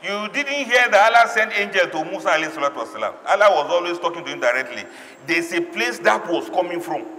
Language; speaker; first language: English; non-native, local second language; Yoruba